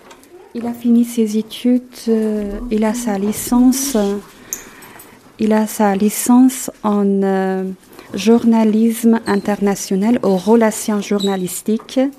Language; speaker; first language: French; non-native, fluent; Persian